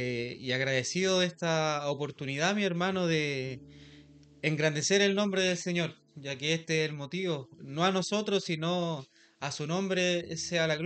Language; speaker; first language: Spanish; native; Spanish